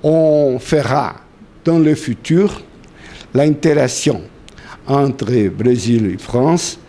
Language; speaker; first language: French; non-native, learner; Portuguese